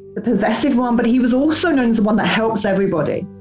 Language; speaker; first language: English; native; English